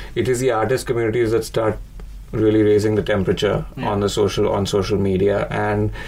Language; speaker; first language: English; non-native, local second language; Hindi